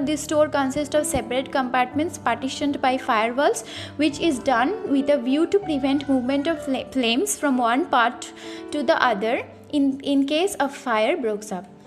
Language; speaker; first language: English; non-native, local second language; Bangla